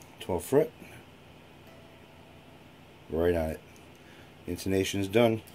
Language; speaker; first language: English; native; English